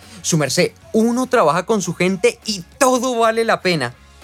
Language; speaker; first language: Spanish; native; Spanish